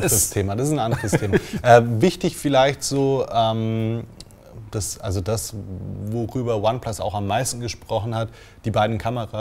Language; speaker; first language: German; native; German